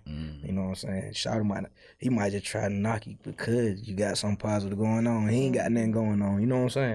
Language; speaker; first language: English; native; English